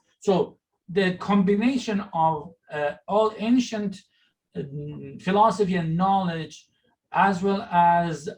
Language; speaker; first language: English; non-native, fluent; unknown